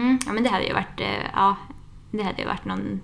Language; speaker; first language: Swedish; native; Swedish